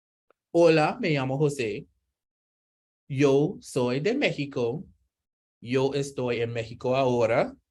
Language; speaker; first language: Spanish; non-native, learner; English